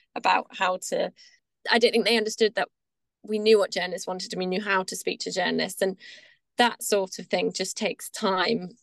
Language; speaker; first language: English; native; English